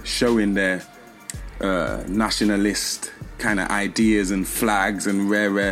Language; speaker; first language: English; native; English